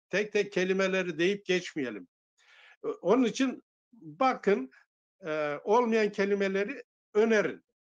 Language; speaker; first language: Turkish; non-native, local second language; Zaza